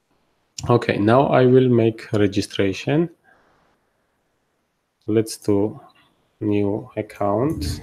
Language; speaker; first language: English; non-native, fluent; Georgian